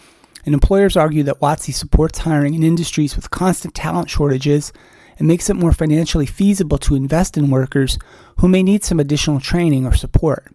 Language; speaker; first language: English; native; English